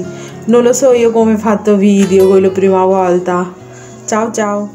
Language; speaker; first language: Italian; non-native, learner; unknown